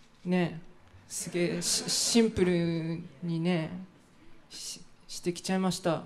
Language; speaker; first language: Japanese; native; Japanese